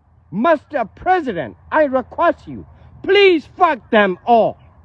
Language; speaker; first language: English; non-native, learner; Burmese